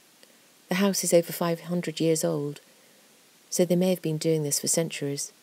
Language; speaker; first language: English; native; English